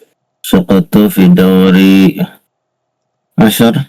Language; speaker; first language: Arabic; non-native, learner; Indonesian